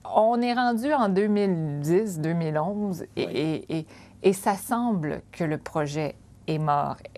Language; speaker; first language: French; native; French